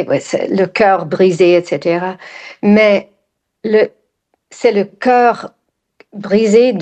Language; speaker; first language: French; non-native, fluent; English